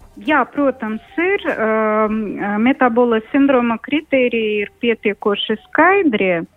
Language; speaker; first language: Latvian; non-native, local second language; Russian